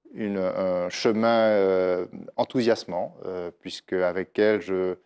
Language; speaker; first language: French; native; French